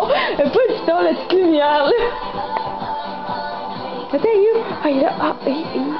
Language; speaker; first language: French; native; French